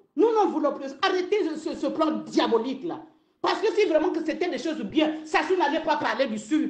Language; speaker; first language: French; non-native, local second language; Lingala